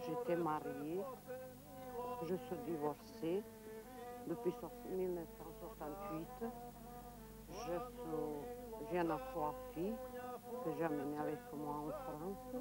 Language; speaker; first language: French; non-native, learner; Serbian